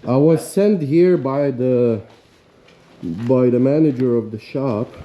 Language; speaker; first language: English; non-native, learner; Lithuanian